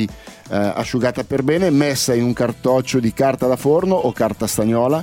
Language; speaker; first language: Italian; native; Italian